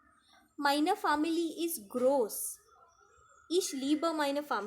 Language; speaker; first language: German; non-native, fluent; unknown